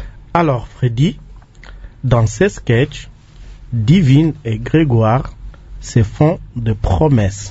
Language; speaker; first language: French; non-native, local second language; Lingala